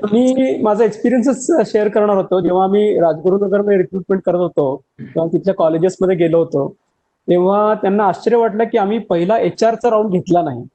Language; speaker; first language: Marathi; native; Marathi